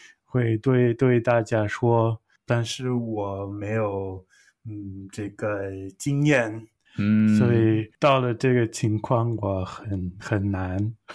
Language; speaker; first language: Chinese; non-native, fluent; English